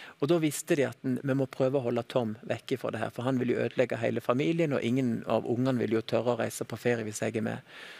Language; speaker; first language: Norwegian; native; Norwegian